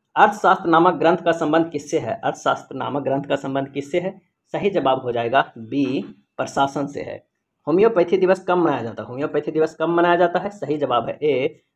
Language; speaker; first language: Hindi; native; Hindi